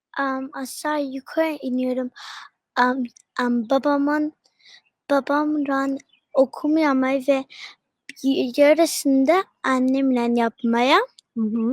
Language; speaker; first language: Turkish; early bilingual, heritage; Turkish